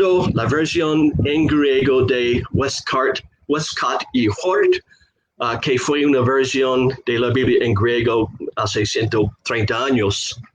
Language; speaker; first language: Spanish; non-native, fluent; English